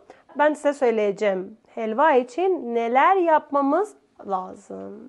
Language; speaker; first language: Turkish; non-native, fluent; Persian